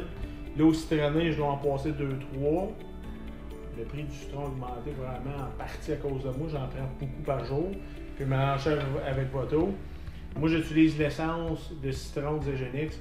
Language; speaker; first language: French; native; French